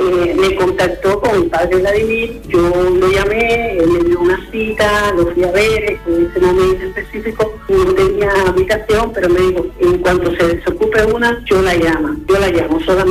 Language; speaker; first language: Spanish; native; Spanish